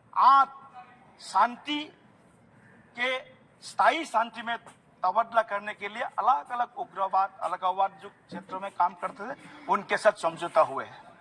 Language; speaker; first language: Hindi; non-native, local second language; Assamese